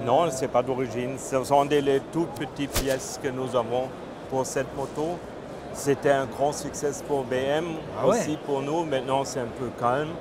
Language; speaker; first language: French; non-native, fluent; German